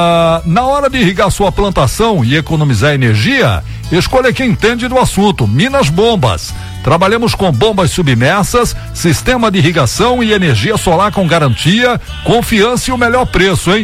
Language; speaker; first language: Portuguese; native; Portuguese